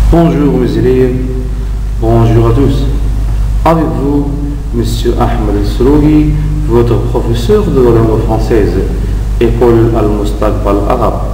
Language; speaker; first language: French; non-native, fluent; Arabic